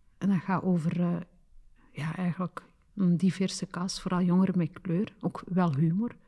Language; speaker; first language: Dutch; early bilingual, other home language; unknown